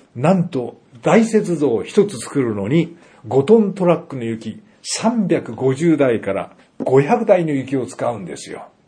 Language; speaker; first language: Japanese; native; Japanese